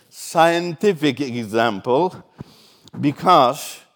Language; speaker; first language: English; non-native, fluent; Turkish